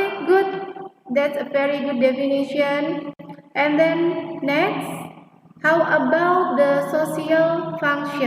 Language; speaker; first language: English; non-native, fluent; Indonesian